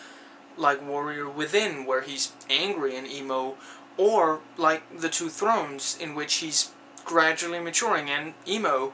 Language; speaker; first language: English; native; English